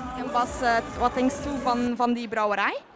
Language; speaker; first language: German; non-native, learner; Dutch